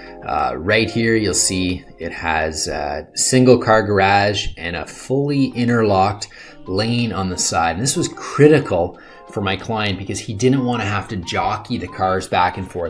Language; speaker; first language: English; native; English